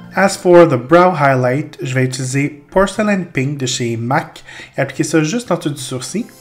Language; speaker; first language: French; native; French